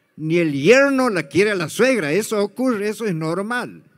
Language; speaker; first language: Spanish; native; Spanish